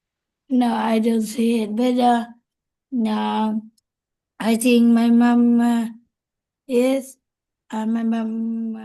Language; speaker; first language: English; non-native, learner; Vietnamese